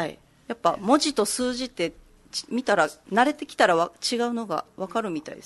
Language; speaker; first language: Japanese; native; Japanese